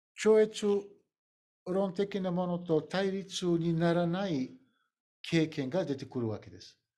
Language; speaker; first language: Japanese; non-native, fluent; Bulgarian